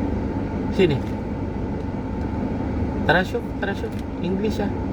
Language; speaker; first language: English; non-native, local second language; Arabic